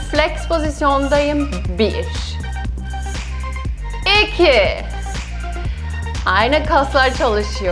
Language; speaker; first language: Turkish; non-native, fluent; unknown